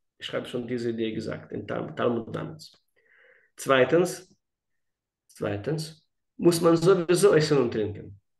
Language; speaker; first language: German; non-native, fluent; Russian